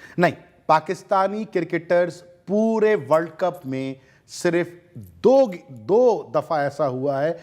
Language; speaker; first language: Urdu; native; Urdu